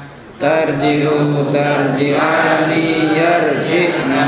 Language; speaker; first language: Arabic; non-native, learner; Indonesian